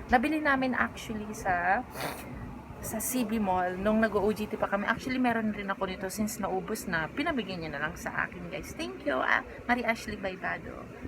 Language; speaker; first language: Filipino; native; Filipino